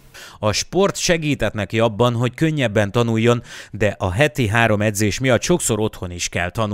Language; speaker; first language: Hungarian; native; Hungarian